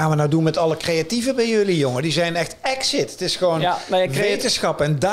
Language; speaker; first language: Dutch; native; Dutch